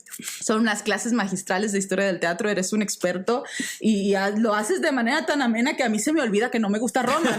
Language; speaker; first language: Spanish; native; Spanish